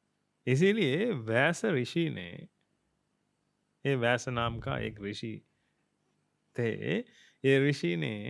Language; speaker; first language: Hindi; non-native, fluent; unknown